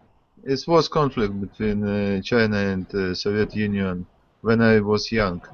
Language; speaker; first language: English; non-native, learner; Russian